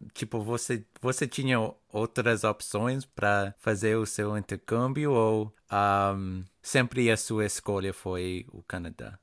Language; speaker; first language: Portuguese; non-native, fluent; English